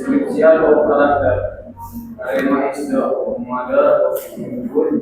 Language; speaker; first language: English; non-native, learner; Indonesian